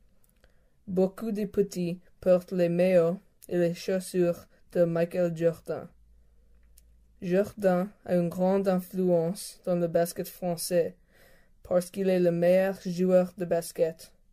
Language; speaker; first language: French; non-native, learner; English